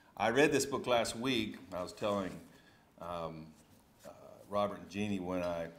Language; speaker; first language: English; native; English